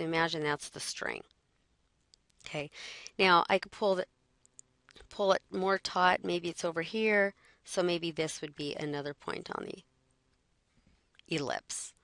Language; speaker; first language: English; native; English